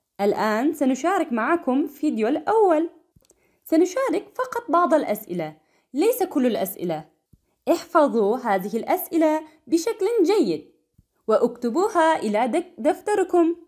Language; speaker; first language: Arabic; non-native, learner; Turkish